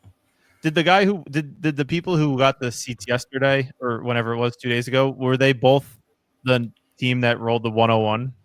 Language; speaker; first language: English; native; English